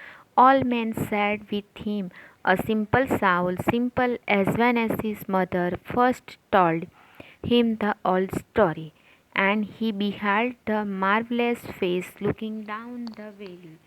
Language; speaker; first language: English; non-native, local second language; Gujarati